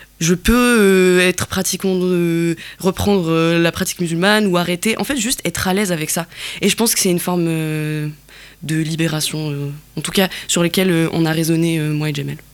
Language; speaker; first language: French; non-native, local second language; Kabyle